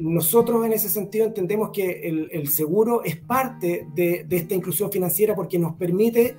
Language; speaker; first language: Spanish; native; Spanish